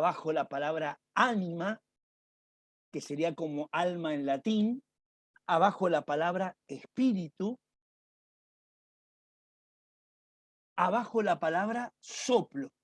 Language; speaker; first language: Spanish; native; Spanish